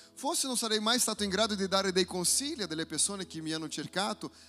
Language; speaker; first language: Italian; non-native, fluent; Portuguese